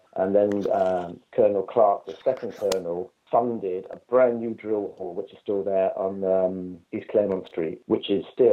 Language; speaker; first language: English; native; English